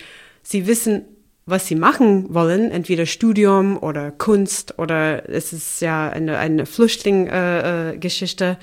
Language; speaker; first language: German; non-native, fluent; English